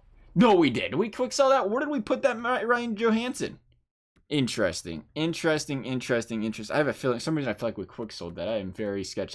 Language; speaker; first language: English; native; English